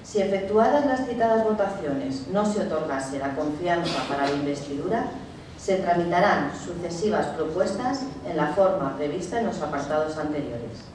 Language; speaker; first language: Spanish; native; Spanish